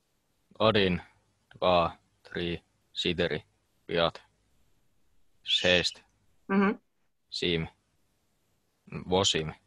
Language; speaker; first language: Russian; non-native, learner; Finnish